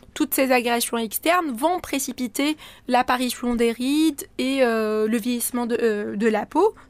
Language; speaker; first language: French; non-native, local second language; Arabic